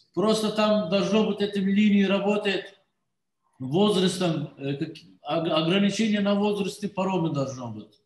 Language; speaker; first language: Russian; non-native, learner; Turkish